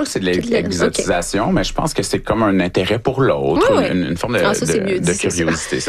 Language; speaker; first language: French; native; French